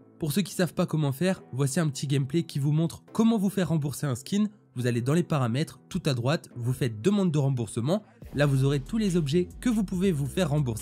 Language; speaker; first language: French; native; French